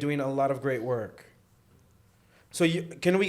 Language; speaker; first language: English; native; English